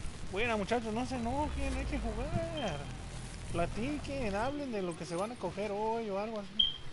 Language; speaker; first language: Spanish; early bilingual, heritage; Spanish